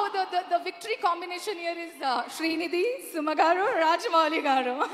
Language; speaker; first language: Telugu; non-native, learner; Kannada